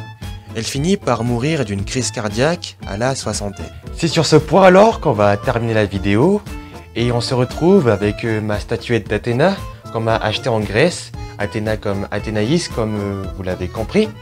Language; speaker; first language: French; native; French